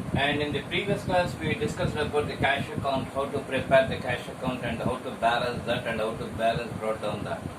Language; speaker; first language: English; non-native, local second language; Telugu